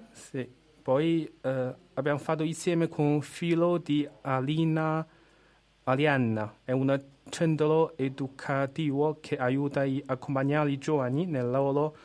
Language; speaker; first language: Italian; non-native, learner; Chinese